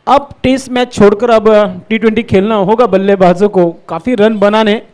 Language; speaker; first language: Hindi; non-native, local second language; Marathi